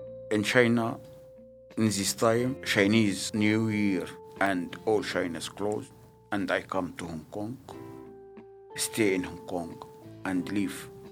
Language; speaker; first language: English; non-native, learner; Arabic